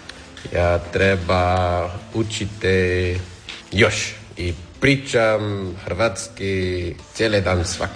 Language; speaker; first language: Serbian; non-native, learner; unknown